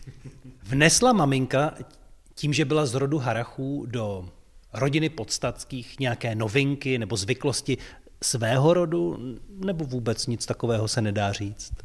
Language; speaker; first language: Czech; native; Czech